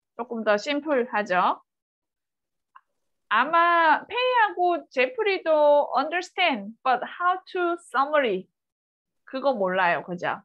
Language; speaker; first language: Korean; native; Korean